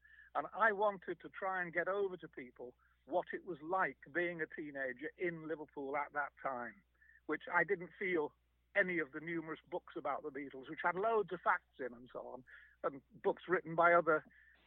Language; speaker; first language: English; native; English